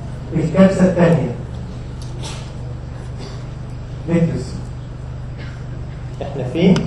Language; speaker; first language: Arabic; native; Arabic